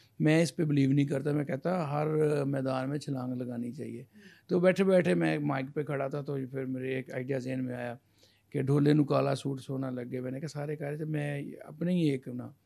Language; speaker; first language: Urdu; non-native, local second language; Punjabi